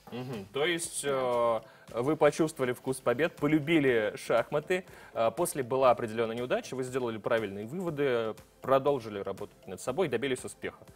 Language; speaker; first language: Russian; native; Russian